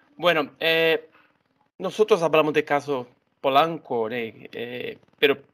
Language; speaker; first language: Spanish; non-native, learner; Portuguese